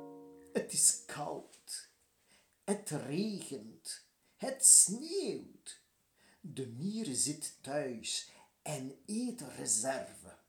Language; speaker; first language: Dutch; non-native, learner; French